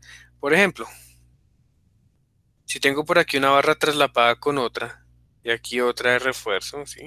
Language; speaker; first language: Spanish; native; Spanish